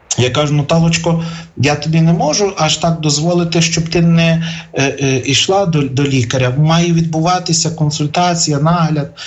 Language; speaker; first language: Ukrainian; native; Ukrainian